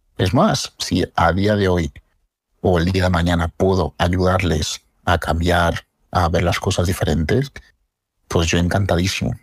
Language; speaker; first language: Spanish; native; Spanish